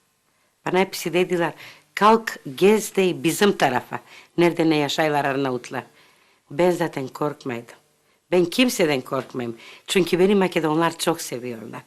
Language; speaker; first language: Turkish; early bilingual, heritage; Turkish